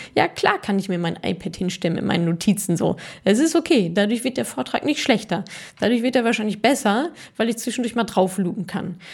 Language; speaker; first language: German; native; German